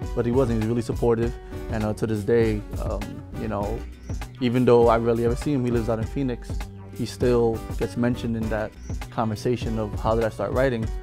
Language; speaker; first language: English; early bilingual, other home language; Spanish